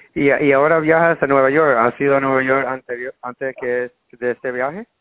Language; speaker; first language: Spanish; non-native, learner; English